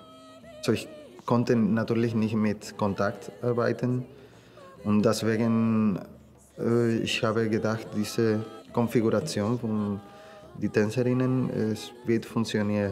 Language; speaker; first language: German; non-native, fluent; Spanish